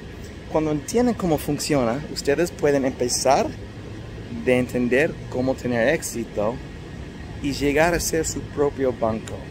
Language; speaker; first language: Spanish; non-native, fluent; English